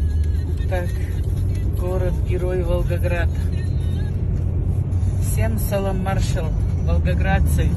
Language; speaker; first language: Russian; non-native, local second language; Chechen